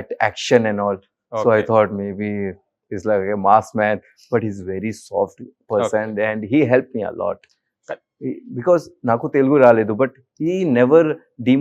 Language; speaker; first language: Telugu; non-native, local second language; Hindi